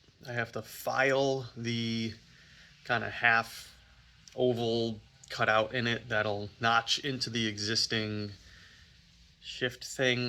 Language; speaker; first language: English; native; English